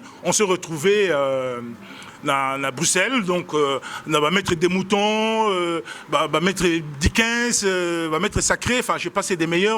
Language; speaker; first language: French; non-native, local second language; Lingala